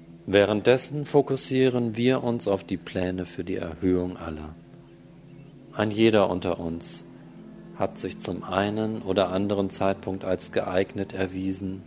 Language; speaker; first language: German; native; German